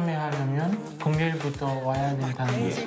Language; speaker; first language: Korean; non-native, fluent; French